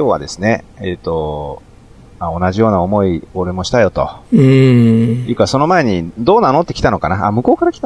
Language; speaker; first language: Japanese; native; Japanese